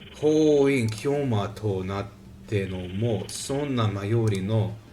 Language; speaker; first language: Japanese; non-native, learner; English